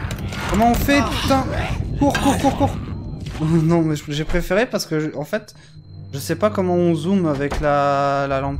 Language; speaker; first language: French; native; French